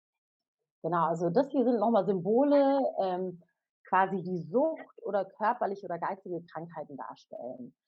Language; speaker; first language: German; native; German